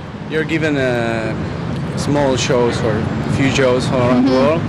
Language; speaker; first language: English; non-native, fluent; Spanish